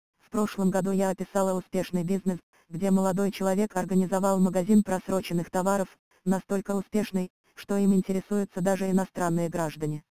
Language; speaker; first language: Russian; native; Russian